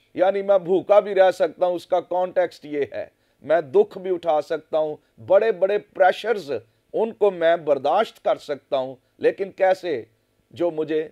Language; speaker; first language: Urdu; non-native, local second language; Punjabi